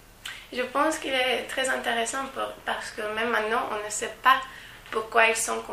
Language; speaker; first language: French; non-native, learner; Spanish